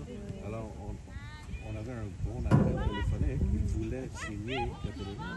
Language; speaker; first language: French; non-native, fluent; English